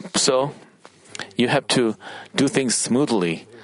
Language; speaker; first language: English; non-native, fluent; Korean